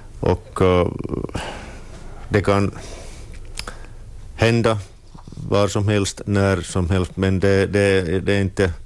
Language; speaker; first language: Swedish; non-native, local second language; Finnish